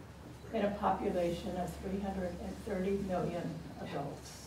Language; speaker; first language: English; native; English